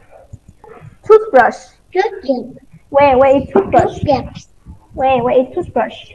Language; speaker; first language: English; non-native, fluent; Vietnamese